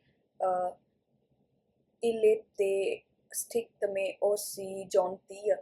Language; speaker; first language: French; non-native, learner; Punjabi